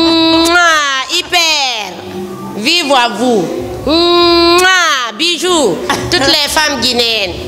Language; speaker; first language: French; non-native, local second language; Fula